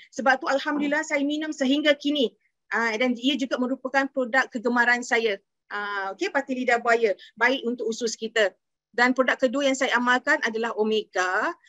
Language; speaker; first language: Malay; native; Malay